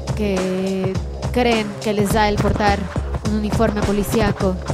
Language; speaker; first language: Spanish; native; Spanish